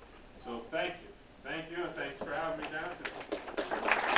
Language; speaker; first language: English; native; English